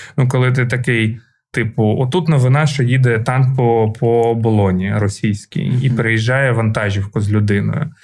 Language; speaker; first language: Ukrainian; non-native, local second language; Russian